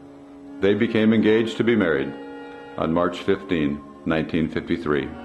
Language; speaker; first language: English; native; English